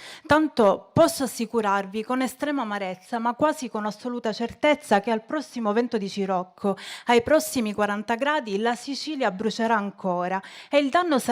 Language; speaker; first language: Italian; native; Italian